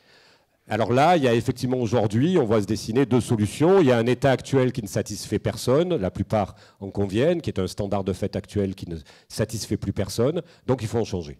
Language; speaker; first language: French; native; French